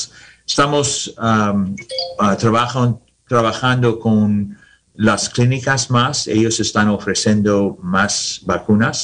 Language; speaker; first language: Spanish; non-native, learner; English